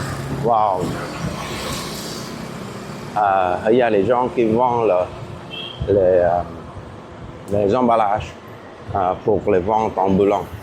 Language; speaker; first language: French; non-native, fluent; Vietnamese